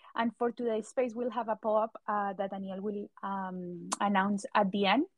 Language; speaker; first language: English; non-native, fluent; Spanish